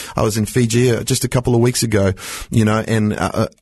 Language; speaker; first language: English; native; English